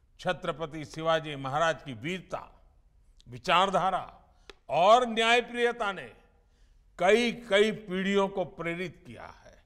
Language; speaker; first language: Hindi; non-native, local second language; Gujarati